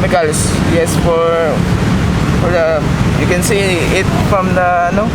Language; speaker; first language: English; non-native, local second language; Filipino